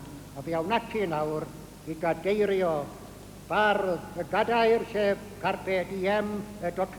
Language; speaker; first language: Welsh; native; Welsh